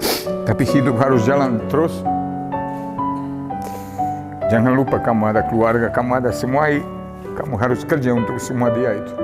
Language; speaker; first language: Indonesian; non-native, fluent; Serbian